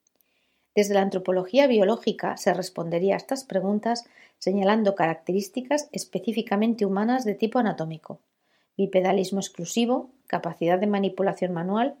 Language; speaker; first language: Spanish; native; Spanish